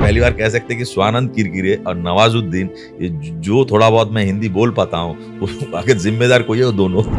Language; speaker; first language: Hindi; non-native, local second language; Bangla